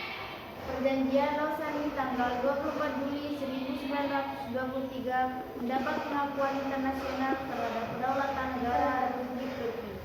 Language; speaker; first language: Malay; non-native, local second language; Madurese